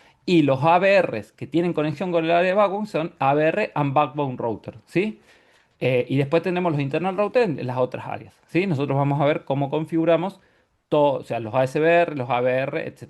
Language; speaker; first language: Spanish; native; Spanish